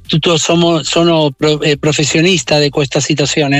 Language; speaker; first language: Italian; non-native, learner; Spanish